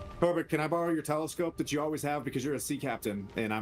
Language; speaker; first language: English; native; English